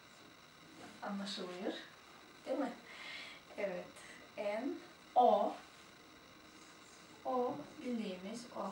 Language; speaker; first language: Turkish; non-native, fluent; Russian